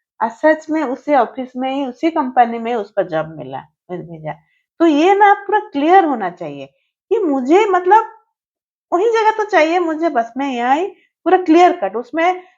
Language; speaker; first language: Hindi; non-native, local second language; Odia